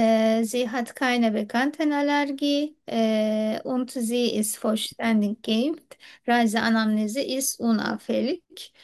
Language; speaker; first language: German; non-native, learner; Turkish